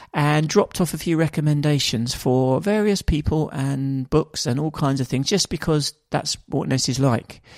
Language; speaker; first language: English; native; English